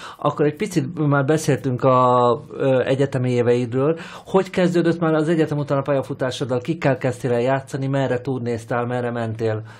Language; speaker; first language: Hungarian; native; Hungarian